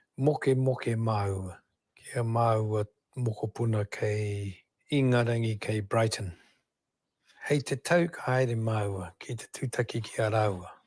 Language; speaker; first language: Māori; non-native, local second language; Cantonese